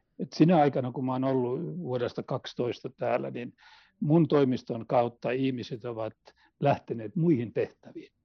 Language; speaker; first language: Finnish; non-native, local second language; Swedish